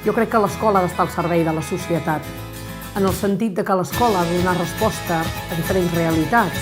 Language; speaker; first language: Catalan; native; Catalan